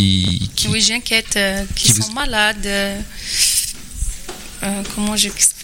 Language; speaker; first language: French; non-native, learner; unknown